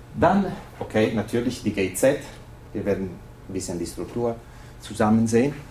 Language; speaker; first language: German; non-native, fluent; Italian